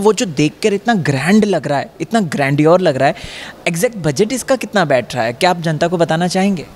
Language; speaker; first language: Hindi; native; Hindi